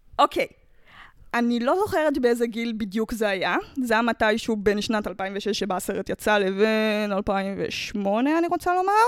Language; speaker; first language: Hebrew; native; Hebrew